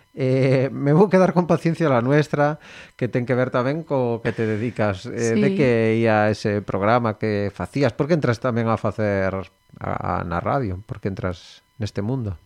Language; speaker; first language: Galician; non-native, local second language; Spanish